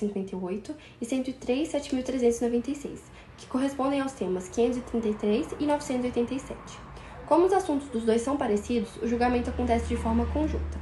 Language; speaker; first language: Portuguese; native; Portuguese